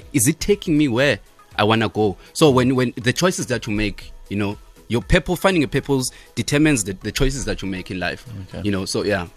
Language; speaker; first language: English; non-native, local second language; Xhosa